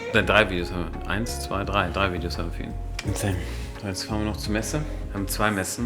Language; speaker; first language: German; native; German